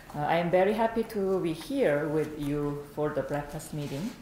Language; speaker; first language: English; non-native, fluent; Korean